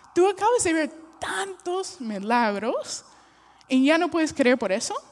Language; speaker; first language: Spanish; non-native, fluent; English